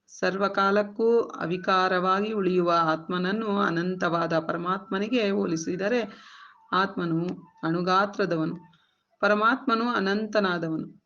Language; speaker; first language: Kannada; native; Kannada